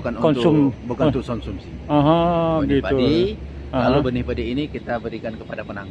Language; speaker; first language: Indonesian; native; Indonesian